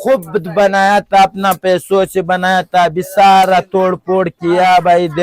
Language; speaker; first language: Hindi; non-native, local second language; Pashto